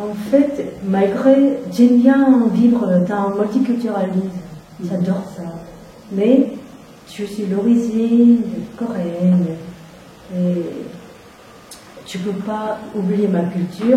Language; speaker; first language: French; non-native, fluent; Korean